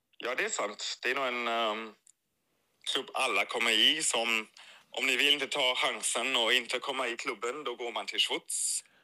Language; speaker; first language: Swedish; non-native, fluent; German